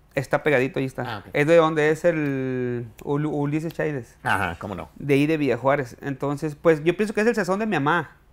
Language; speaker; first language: Spanish; native; Spanish